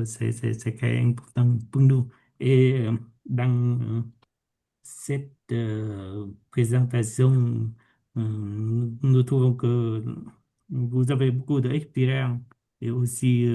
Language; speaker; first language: French; non-native, learner; Vietnamese